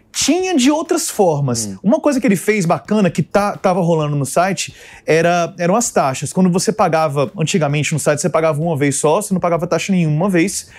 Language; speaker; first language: Portuguese; early bilingual, other home language; English